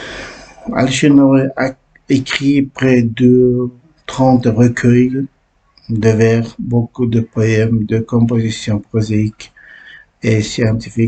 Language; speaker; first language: French; non-native, learner; Uzbek